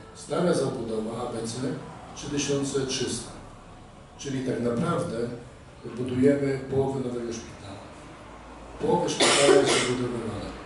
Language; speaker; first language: Polish; native; Polish